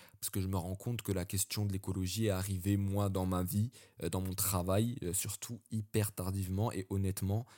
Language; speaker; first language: French; early bilingual, other home language; Arabic